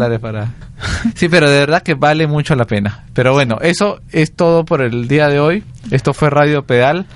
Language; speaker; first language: Spanish; native; Spanish